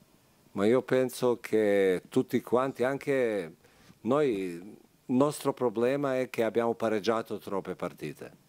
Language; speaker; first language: Italian; non-native, fluent; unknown